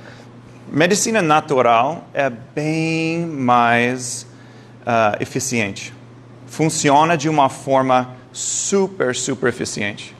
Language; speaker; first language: Portuguese; non-native, fluent; English